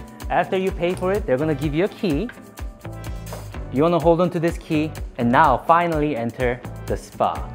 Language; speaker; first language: English; non-native, fluent; Korean